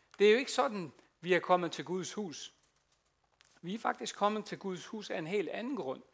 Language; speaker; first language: Danish; non-native, fluent; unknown